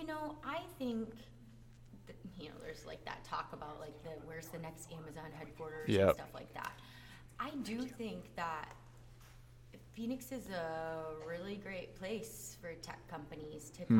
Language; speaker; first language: English; native; English